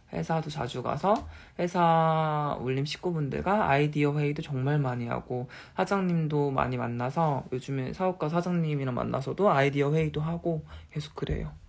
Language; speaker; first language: Korean; native; Korean